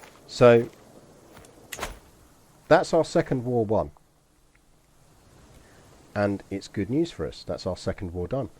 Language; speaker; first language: English; native; English